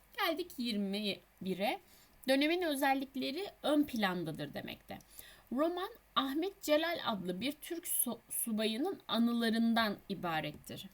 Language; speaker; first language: Turkish; native; Turkish